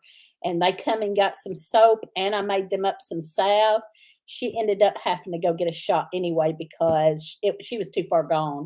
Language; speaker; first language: English; native; English